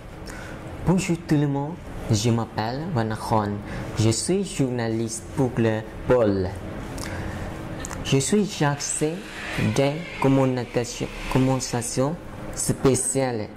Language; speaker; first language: French; non-native, learner; Lao